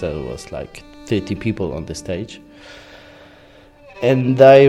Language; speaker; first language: English; non-native, fluent; Polish